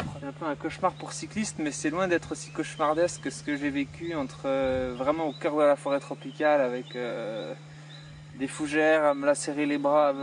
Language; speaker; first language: French; native; French